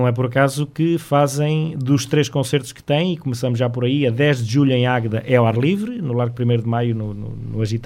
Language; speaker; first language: Portuguese; native; Portuguese